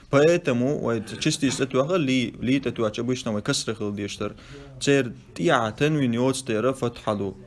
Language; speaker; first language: Arabic; non-native, fluent; Chechen